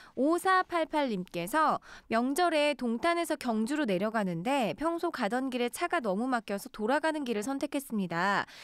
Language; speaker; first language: Korean; native; Korean